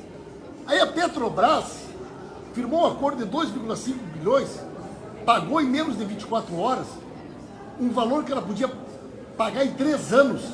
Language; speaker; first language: Portuguese; native; Portuguese